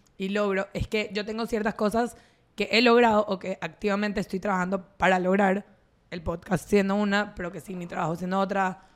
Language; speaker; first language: Spanish; native; Spanish